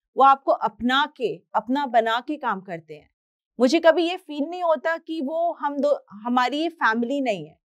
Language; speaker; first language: Hindi; native; Hindi